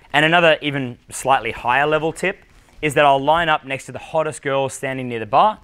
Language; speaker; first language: English; native; English